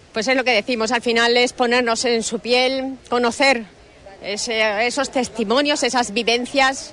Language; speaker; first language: Spanish; native; Spanish